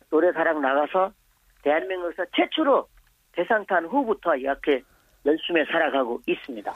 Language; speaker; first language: Korean; non-native, fluent; Bangla